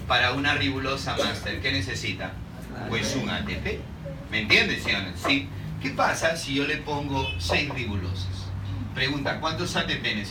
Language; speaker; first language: Spanish; native; Spanish